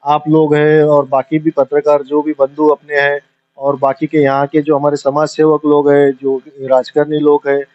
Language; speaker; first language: Hindi; non-native, local second language; Marathi